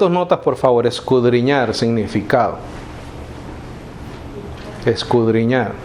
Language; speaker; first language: Spanish; native; Spanish